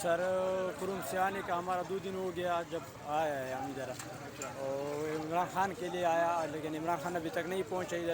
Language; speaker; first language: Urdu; non-native, local second language; Pashto